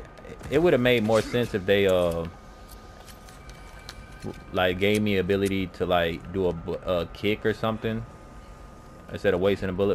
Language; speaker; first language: English; native; English